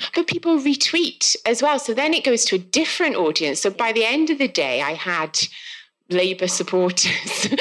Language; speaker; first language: English; native; English